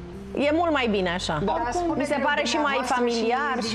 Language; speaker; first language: Romanian; native; Romanian